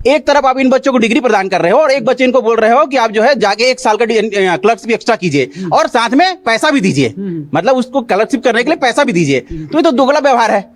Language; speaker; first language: Hindi; native; Hindi